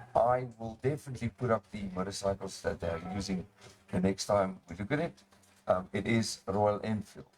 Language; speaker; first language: English; non-native, local second language; Afrikaans